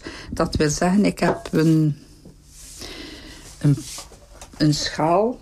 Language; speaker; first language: Dutch; native; Dutch